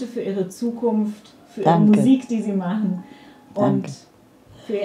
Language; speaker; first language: German; native; German